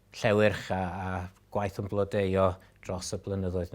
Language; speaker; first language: Welsh; native; Welsh